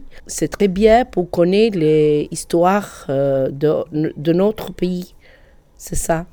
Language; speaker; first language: French; non-native, learner; Albanian